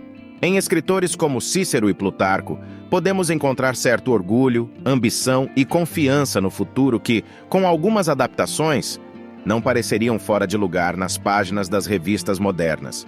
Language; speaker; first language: Portuguese; native; Portuguese